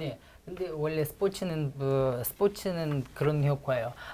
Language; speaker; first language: Korean; non-native, fluent; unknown